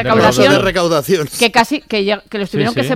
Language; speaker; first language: Spanish; native; Spanish